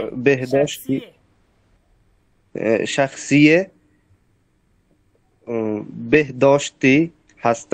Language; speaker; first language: Persian; non-native, learner; Bangla